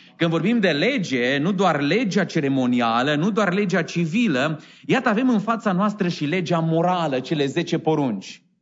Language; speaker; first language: Romanian; native; Romanian